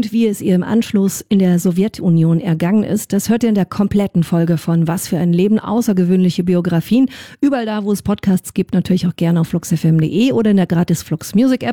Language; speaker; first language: German; native; German